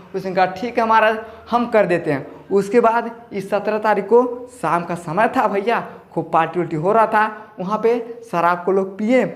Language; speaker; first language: Hindi; native; Hindi